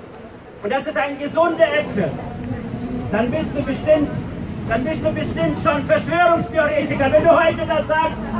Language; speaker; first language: German; non-native, fluent; Russian